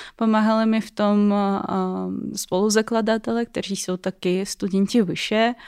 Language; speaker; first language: Czech; non-native, fluent; Russian